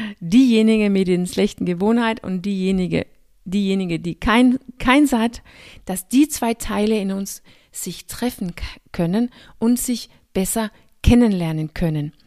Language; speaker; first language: German; non-native, fluent; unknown